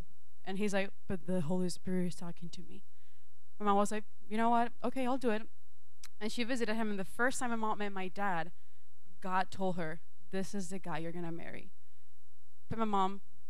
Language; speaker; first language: English; non-native, fluent; Spanish